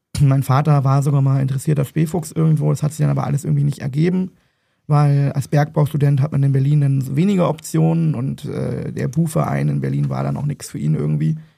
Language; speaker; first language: German; native; German